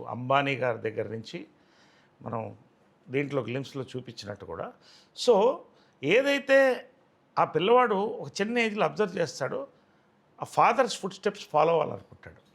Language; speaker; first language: Telugu; native; Telugu